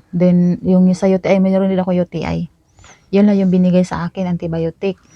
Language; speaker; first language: Filipino; non-native, local second language; Cebuano